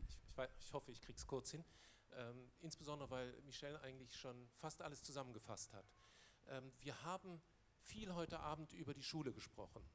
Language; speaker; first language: German; non-native, local second language; Luxembourgish